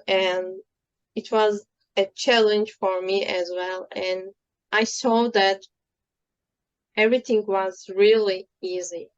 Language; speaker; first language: English; non-native, fluent; Turkish